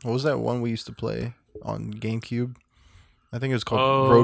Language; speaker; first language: English; native; English